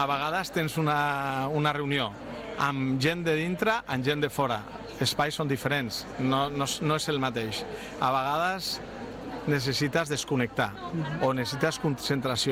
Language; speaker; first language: Catalan; non-native, local second language; Spanish